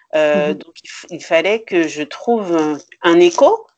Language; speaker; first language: French; native; French